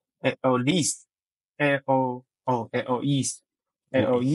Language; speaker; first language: French; non-native, learner; Chinese